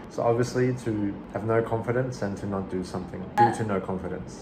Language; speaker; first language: English; native; English